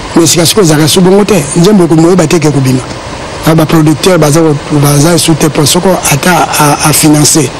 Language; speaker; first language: Lingala; non-native, local second language; Mongo